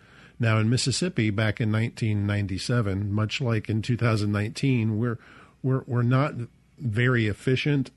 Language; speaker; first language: English; native; English